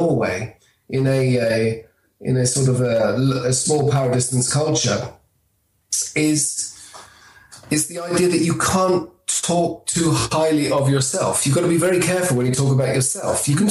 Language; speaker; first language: English; native; English